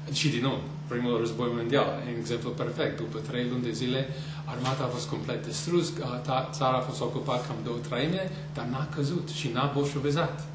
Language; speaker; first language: Romanian; non-native, fluent; English